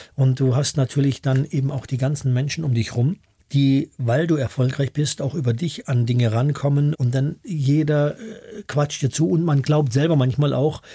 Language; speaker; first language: German; native; German